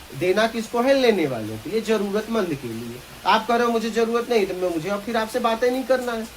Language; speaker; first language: Hindi; native; Hindi